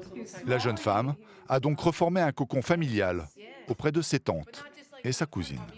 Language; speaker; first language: French; native; French